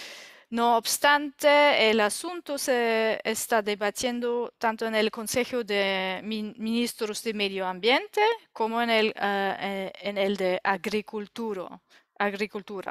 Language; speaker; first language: Spanish; non-native, learner; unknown